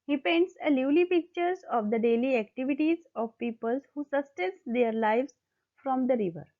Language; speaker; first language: English; non-native, local second language; Marathi